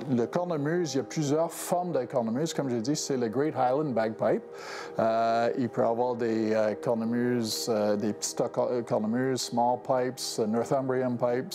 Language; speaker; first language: French; non-native, local second language; English